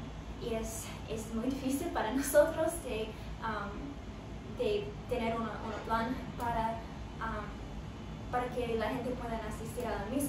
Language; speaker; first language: Spanish; non-native, learner; English